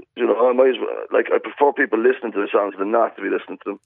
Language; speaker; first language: English; native; English